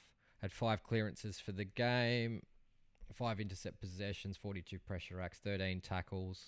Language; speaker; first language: English; native; English